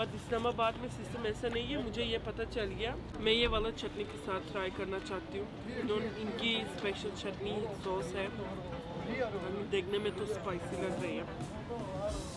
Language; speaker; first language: Hindi; non-native, learner; Turkish